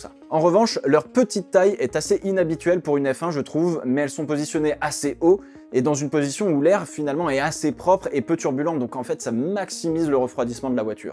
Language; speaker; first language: French; native; French